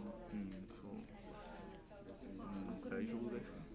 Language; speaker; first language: Japanese; non-native, learner; English